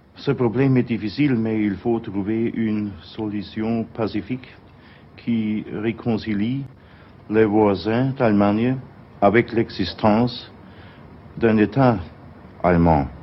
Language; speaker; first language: French; non-native, fluent; German